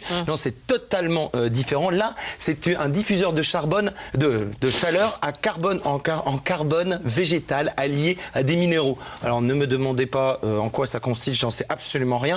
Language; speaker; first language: French; native; French